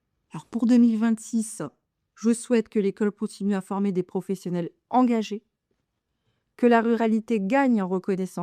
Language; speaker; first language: French; native; French